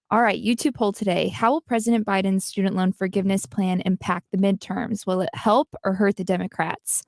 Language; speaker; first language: English; native; English